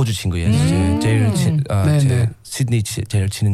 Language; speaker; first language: Korean; non-native, learner; English